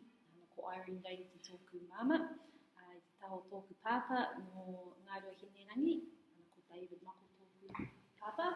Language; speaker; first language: Māori; non-native, learner; English